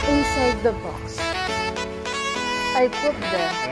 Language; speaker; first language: English; non-native, learner; Filipino